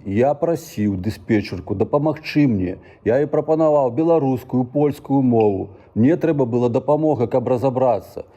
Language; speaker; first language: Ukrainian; non-native, learner; Belarusian